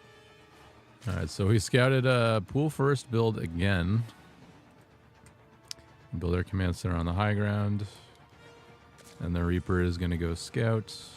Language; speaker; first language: English; native; English